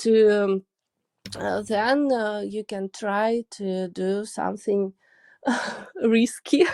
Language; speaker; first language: English; non-native, learner; Russian